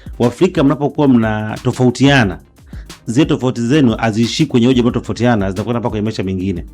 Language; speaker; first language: Swahili; native; Swahili